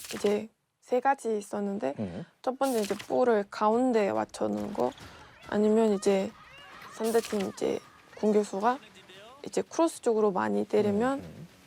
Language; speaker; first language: Korean; non-native, fluent; Mongolian